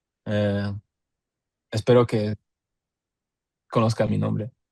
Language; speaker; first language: Spanish; non-native, learner; English